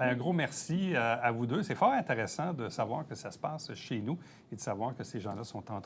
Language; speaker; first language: French; native; French